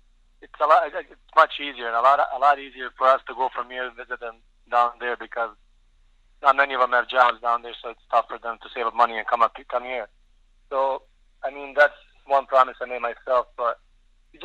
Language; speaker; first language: English; early bilingual, other home language; Bosnian